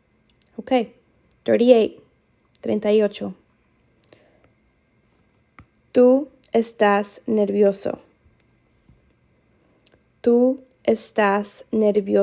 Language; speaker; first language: Spanish; non-native, fluent; English